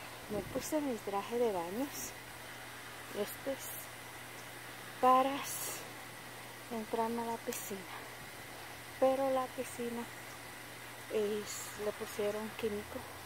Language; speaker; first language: Spanish; native; Spanish